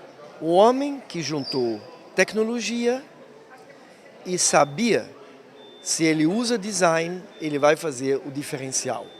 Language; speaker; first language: Portuguese; non-native, fluent; German